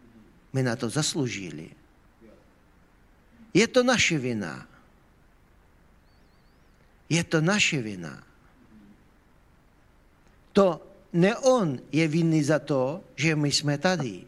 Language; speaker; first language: Czech; non-native, fluent; Ukrainian